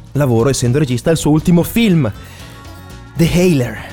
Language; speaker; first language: Italian; native; Italian